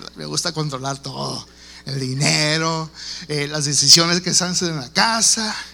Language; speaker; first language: Spanish; early bilingual, heritage; Spanish